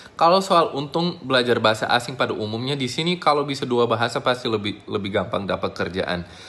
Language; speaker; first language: Indonesian; non-native, fluent; English